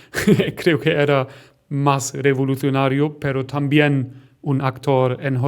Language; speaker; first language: Spanish; non-native, fluent; German